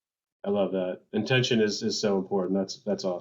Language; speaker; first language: English; native; English